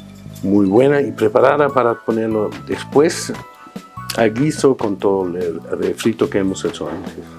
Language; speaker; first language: Spanish; non-native, fluent; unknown